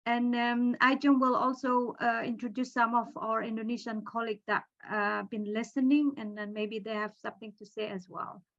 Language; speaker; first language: English; non-native, fluent; Indonesian